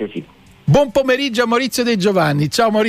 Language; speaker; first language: Italian; native; Italian